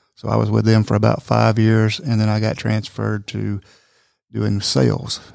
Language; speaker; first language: English; native; English